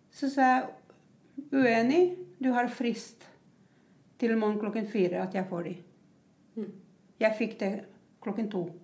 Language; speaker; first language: Norwegian; non-native, fluent; Croatian